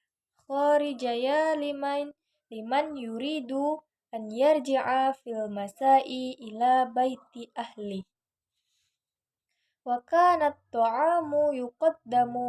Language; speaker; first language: Arabic; non-native, learner; Indonesian